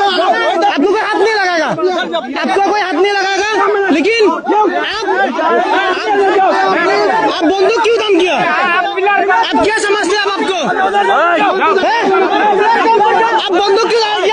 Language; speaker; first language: Hindi; non-native, learner; Bangla